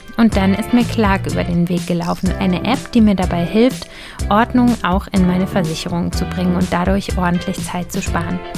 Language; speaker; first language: German; native; German